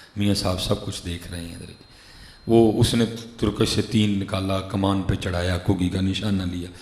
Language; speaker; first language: Urdu; non-native, local second language; Punjabi